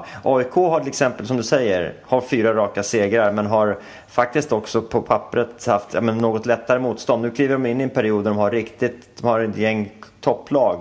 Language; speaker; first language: Swedish; native; Swedish